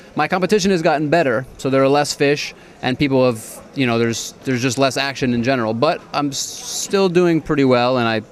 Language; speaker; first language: English; native; English